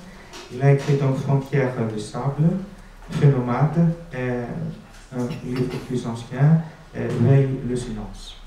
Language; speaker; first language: French; non-native, fluent; Greek